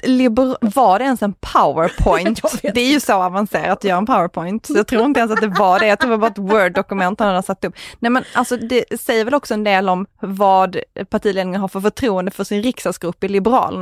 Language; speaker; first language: Swedish; native; Swedish